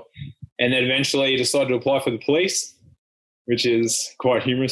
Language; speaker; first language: English; native; English